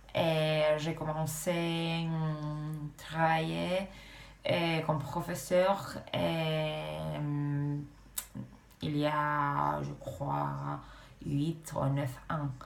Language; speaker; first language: French; non-native, fluent; Romanian